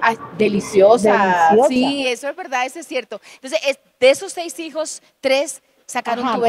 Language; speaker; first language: Spanish; native; Spanish